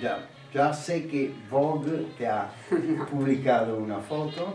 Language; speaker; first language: Spanish; non-native, fluent; Italian